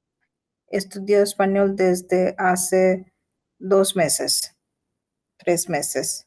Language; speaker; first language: Spanish; non-native, learner; Bangla